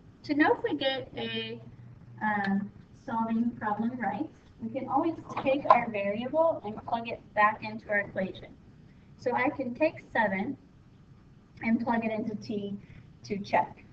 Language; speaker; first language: English; native; English